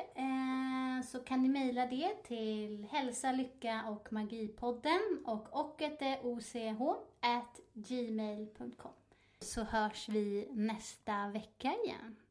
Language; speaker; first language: Swedish; native; Swedish